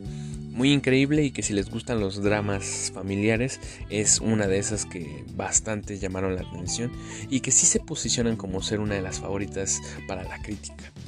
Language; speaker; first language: Spanish; native; Spanish